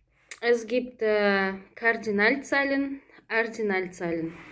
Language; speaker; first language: German; non-native, fluent; Russian